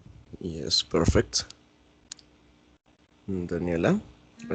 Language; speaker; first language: English; non-native, learner; Spanish